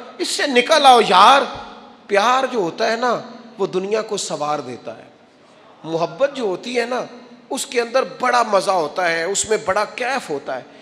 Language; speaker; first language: Urdu; non-native, local second language; Punjabi